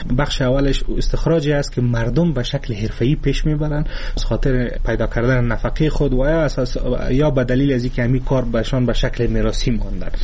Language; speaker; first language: Persian; non-native, local second language; Pashto